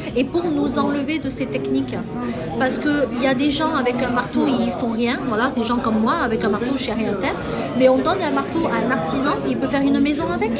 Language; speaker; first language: French; early bilingual, other home language; Chinese